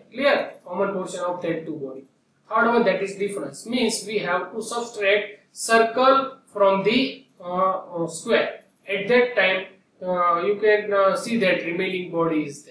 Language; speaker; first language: English; non-native, local second language; Gujarati